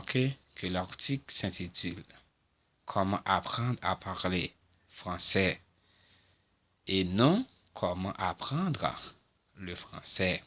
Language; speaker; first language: French; non-native, local second language; Haitian Creole